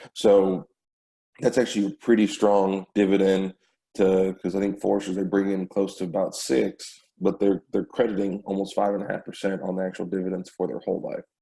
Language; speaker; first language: English; native; English